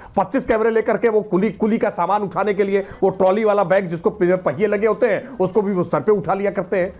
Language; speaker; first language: Hindi; native; Hindi